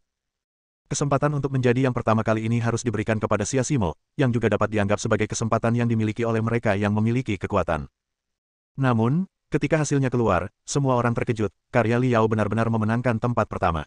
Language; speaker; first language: Indonesian; native; Indonesian